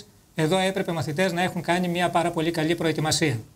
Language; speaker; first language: Greek; native; Greek